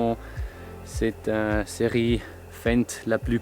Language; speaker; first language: French; non-native, fluent; German